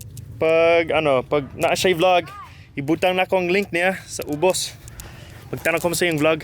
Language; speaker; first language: Cebuano; native; Cebuano